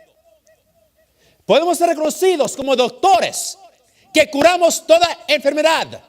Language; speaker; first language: Spanish; early bilingual, heritage; English